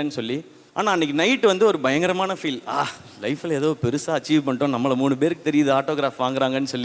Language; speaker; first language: Tamil; native; Tamil